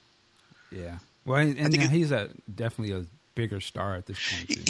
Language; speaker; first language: English; native; English